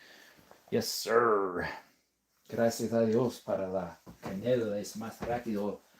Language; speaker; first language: Spanish; non-native, learner; English